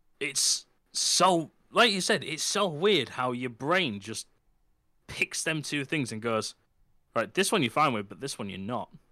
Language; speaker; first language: English; native; English